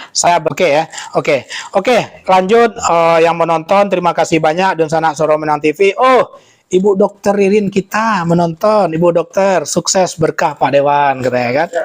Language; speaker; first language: Indonesian; non-native, local second language; Minangkabau